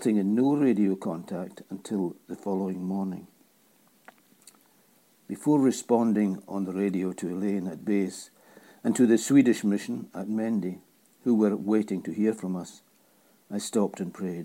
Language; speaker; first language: English; native; English